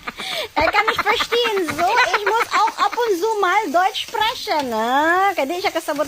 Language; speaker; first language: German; non-native, fluent; Cebuano